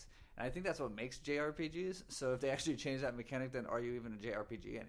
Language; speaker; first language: English; native; English